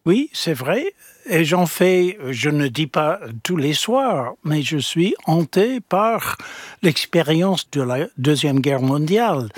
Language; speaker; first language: French; non-native, fluent; English